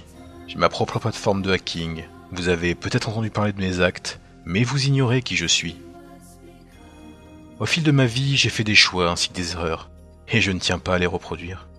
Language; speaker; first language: French; native; French